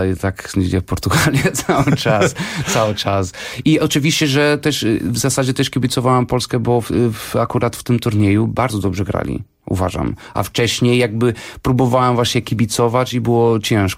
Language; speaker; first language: Polish; non-native, fluent; Portuguese